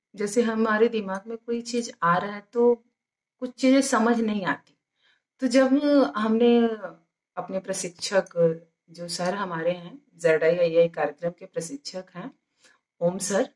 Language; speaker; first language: Hindi; native; Hindi